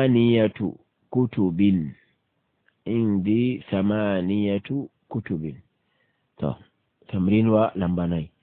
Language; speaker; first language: Arabic; non-native, fluent; Fula